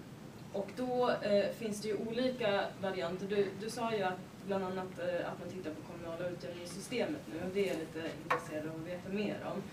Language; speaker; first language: Swedish; native; Swedish